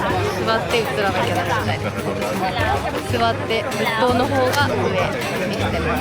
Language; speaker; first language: Japanese; native; Japanese